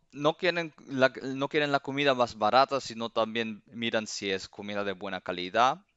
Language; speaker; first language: Spanish; early bilingual, heritage; Spanish